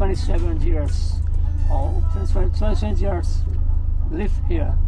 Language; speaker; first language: English; non-native, learner; Spanish